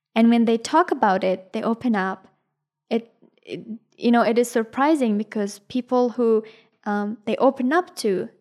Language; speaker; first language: English; non-native, fluent; Persian